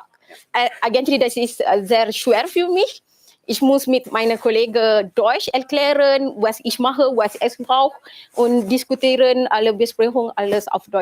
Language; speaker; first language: German; non-native, learner; Malay